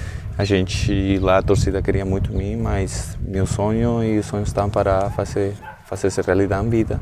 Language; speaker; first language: Portuguese; non-native, learner; Spanish